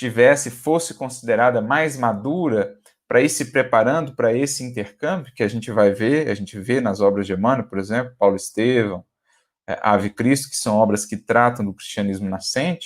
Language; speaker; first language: Portuguese; native; Portuguese